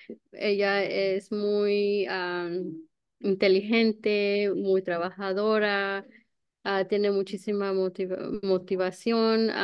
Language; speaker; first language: Spanish; early bilingual, heritage; Spanish